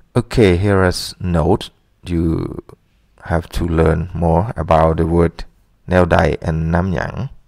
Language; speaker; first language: English; non-native, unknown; Lao